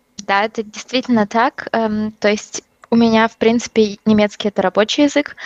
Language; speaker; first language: Russian; native; Russian